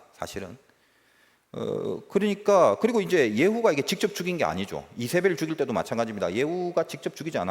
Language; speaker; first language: Korean; native; Korean